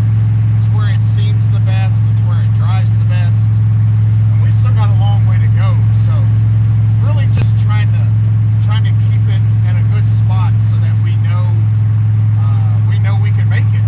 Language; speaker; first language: English; native; English